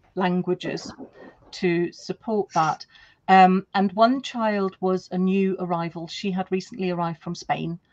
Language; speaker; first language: English; non-native, fluent; German